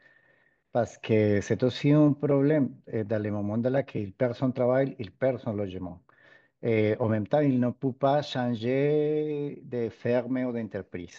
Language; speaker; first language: French; non-native, fluent; Spanish